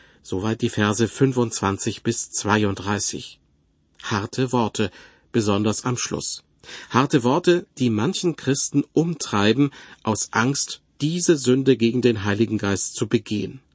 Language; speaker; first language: German; native; German